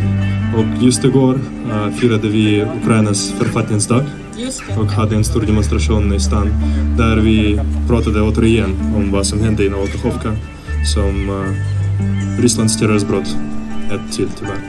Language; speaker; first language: Swedish; non-native, fluent; Ukrainian